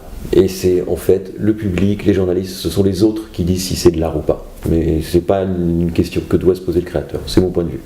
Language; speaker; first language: French; native; French